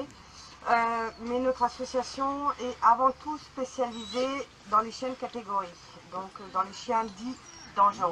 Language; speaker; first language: French; native; French